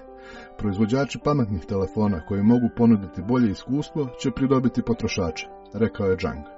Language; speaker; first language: Serbian; native; Serbian